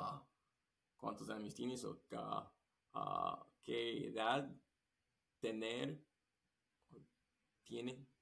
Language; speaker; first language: Spanish; non-native, learner; English